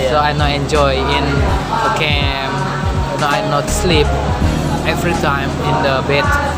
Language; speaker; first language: English; non-native, learner; Indonesian